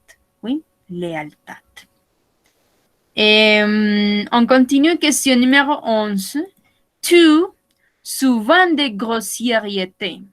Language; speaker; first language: French; non-native, fluent; Spanish